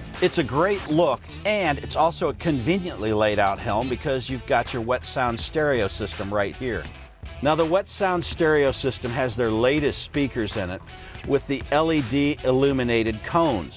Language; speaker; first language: English; native; English